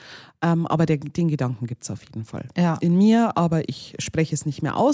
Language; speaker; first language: German; native; German